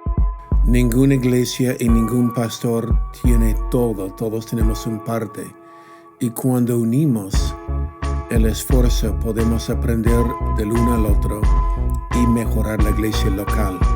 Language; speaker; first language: Spanish; non-native, fluent; English